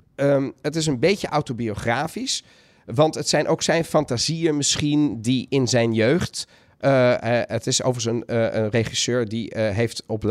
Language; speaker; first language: Dutch; native; Dutch